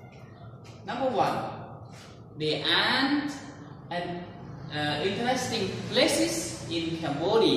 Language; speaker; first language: English; non-native, learner; Khmer